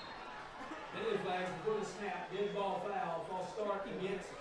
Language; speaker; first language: English; native; English